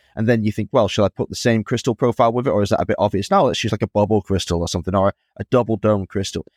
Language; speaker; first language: English; native; English